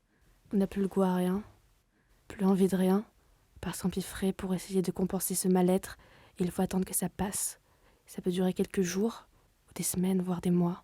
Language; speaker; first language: French; native; French